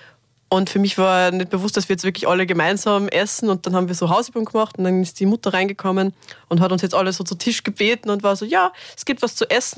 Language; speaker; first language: German; native; German